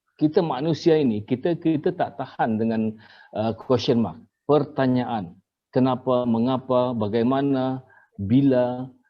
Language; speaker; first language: Malay; native; Malay